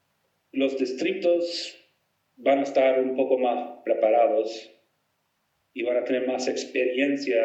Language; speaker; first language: Spanish; non-native, fluent; English